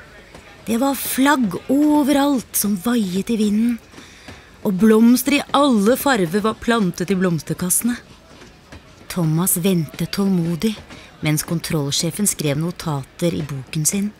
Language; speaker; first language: Norwegian; native; Norwegian